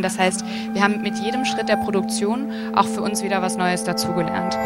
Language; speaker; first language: German; native; German